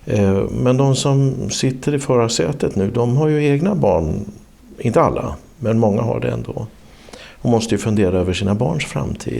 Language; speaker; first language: Swedish; native; Swedish